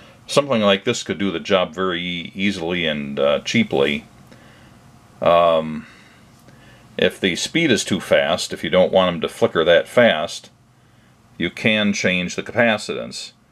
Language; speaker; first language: English; native; English